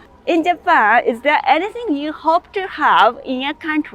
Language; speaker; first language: English; non-native, learner; Japanese